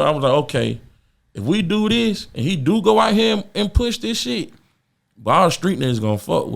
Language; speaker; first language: English; native; English